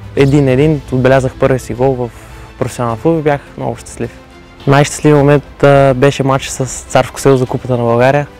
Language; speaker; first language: Bulgarian; native; Bulgarian